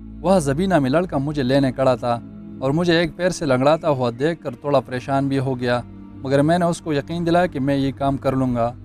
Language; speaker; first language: Urdu; non-native, local second language; Pashto